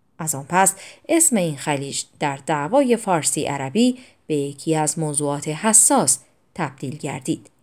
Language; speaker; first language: Persian; non-native, local second language; Azerbaijani